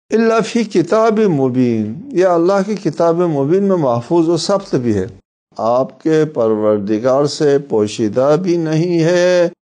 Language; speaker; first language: Urdu; non-native, local second language; Balti